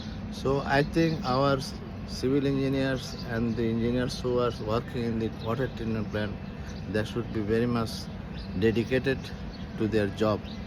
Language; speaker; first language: English; non-native, local second language; Bangla